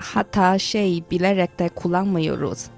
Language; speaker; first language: Turkish; non-native, fluent; Chinese